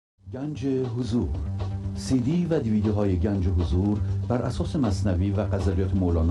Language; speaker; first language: Persian; native; Persian